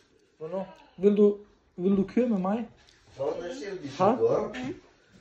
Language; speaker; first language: Danish; non-native, learner; Serbian